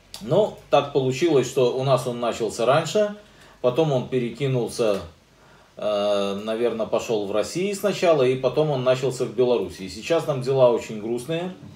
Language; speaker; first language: Russian; native; Russian